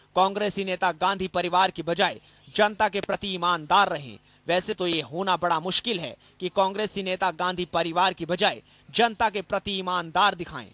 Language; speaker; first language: Hindi; native; Hindi